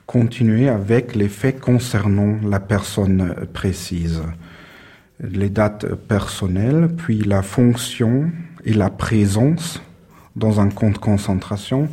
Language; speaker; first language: French; non-native, fluent; German